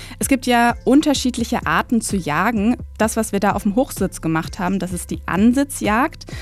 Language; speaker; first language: German; native; German